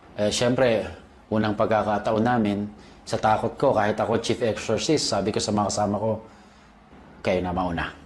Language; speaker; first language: Filipino; native; Filipino